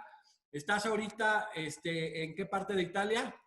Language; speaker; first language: Spanish; native; Spanish